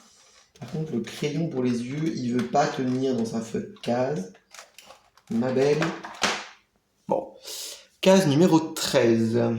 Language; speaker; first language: French; native; French